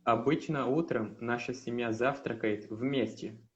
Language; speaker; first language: Russian; non-native, learner; Portuguese